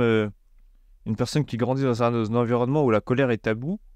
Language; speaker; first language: French; native; French